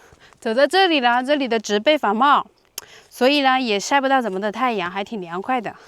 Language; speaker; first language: Chinese; native; Chinese